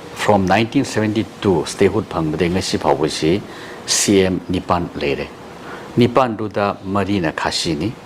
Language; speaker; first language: Manipuri; non-native, local second language; Tangkhul Naga (India)